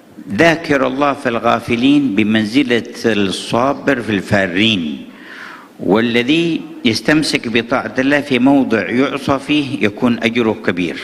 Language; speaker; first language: Arabic; native; Arabic